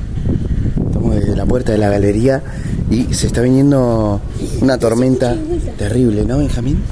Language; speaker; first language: Spanish; native; Spanish